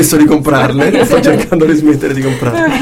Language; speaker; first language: Italian; native; Italian